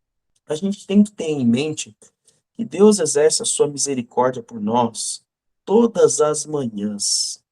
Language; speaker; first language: Portuguese; native; Portuguese